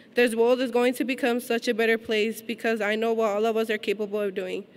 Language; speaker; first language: English; non-native, fluent; Spanish